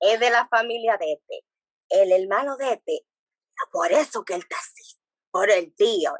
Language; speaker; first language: Spanish; early bilingual, heritage; Spanish